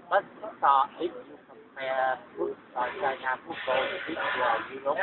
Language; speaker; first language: English; non-native, learner; Vietnamese